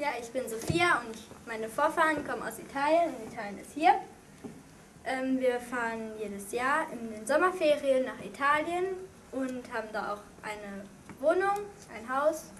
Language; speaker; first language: German; early bilingual, other home language; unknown